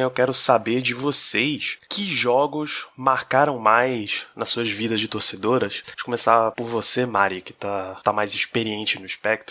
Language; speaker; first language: Portuguese; native; Portuguese